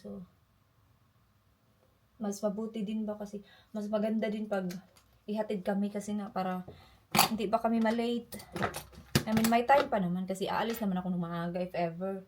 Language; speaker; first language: Filipino; native; Filipino